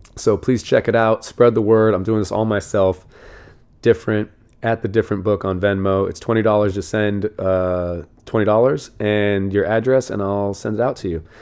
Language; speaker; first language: English; native; English